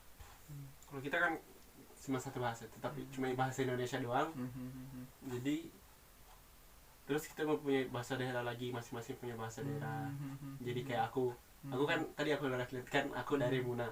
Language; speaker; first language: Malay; non-native, local second language; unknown